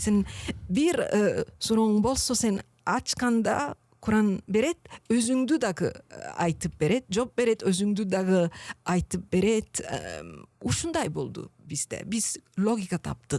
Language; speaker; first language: Kyrgyz; non-native, learner; Italian